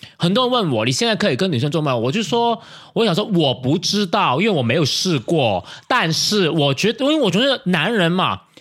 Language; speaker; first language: Chinese; non-native, local second language; Cantonese